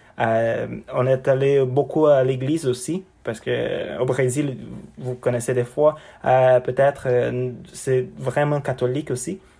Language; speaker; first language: French; non-native, fluent; Portuguese